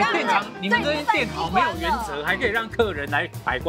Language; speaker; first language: Chinese; native; Chinese